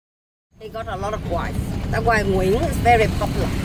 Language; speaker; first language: English; non-native, fluent; Vietnamese